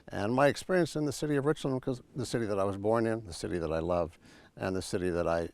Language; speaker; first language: English; native; English